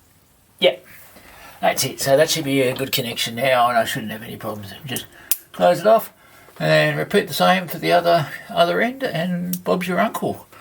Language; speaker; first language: English; native; English